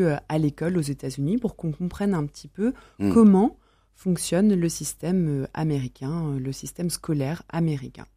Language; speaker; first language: French; native; French